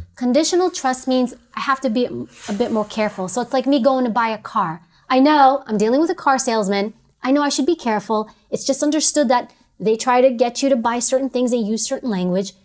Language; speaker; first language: English; native; English